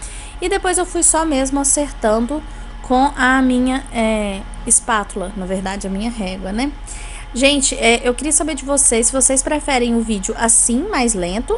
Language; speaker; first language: Portuguese; native; Portuguese